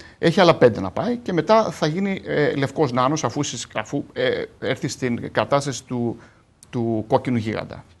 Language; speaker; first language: Greek; native; Greek